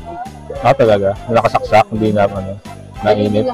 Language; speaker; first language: Filipino; native; Filipino